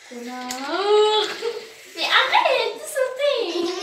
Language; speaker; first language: French; native; French